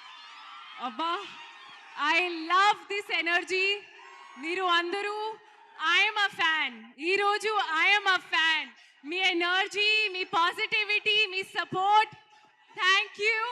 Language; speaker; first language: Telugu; non-native, learner; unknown